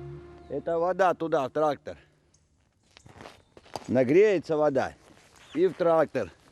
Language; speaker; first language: Russian; native; Russian